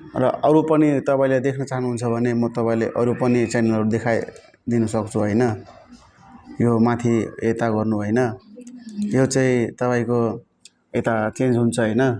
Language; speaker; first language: Nepali; native; Nepali